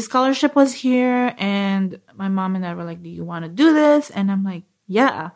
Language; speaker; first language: English; non-native, local second language; Filipino